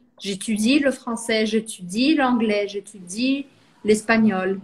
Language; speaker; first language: French; non-native, fluent; Portuguese